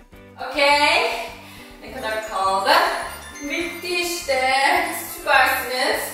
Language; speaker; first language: Turkish; non-native, fluent; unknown